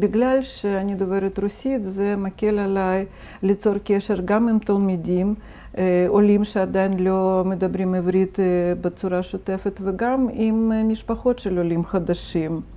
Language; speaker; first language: Hebrew; non-native, fluent; Russian